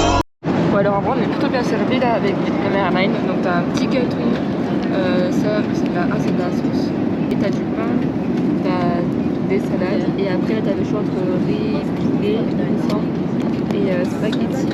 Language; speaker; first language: French; native; French